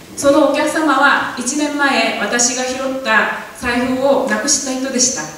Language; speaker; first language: Japanese; non-native, fluent; Korean